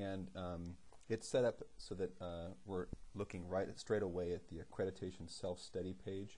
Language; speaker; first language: English; native; English